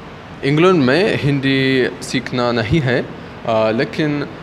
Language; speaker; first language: Hindi; non-native, learner; Korean